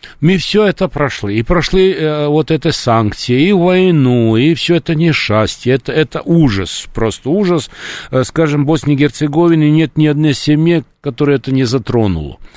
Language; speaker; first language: Russian; non-native, fluent; Serbian